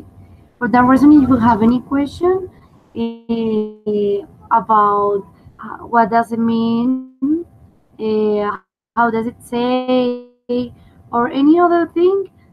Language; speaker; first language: English; non-native, fluent; Spanish